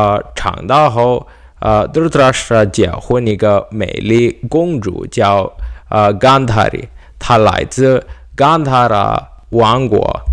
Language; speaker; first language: Chinese; non-native, learner; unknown